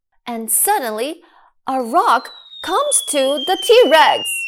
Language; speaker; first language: English; non-native, fluent; Chinese